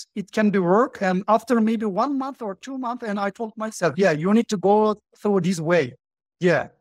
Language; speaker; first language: English; non-native, fluent; Turkish